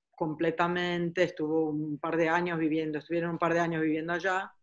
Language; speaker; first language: Spanish; early bilingual, heritage; Spanish